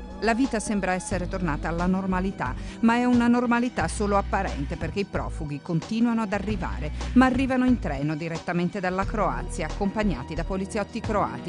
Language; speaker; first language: Italian; native; Italian